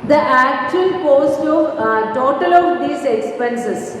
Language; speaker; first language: English; non-native, local second language; Malayalam